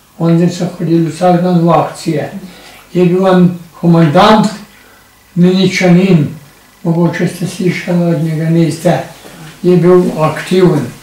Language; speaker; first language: Slovenian; native; Slovenian